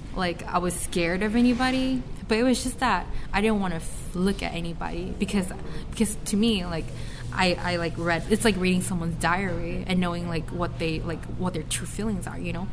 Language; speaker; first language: English; native; English